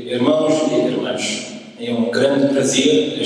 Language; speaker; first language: Portuguese; early bilingual, heritage; English